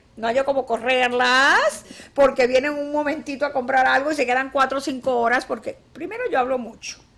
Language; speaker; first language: Spanish; native; Spanish